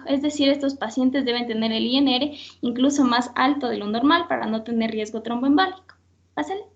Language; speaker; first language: Spanish; native; Spanish